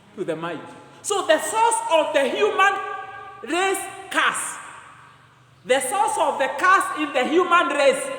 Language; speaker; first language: English; non-native, local second language; Swahili